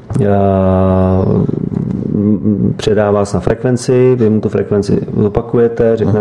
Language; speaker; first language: Czech; native; Czech